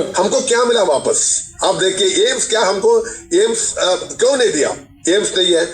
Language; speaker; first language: Hindi; non-native, local second language; Malayalam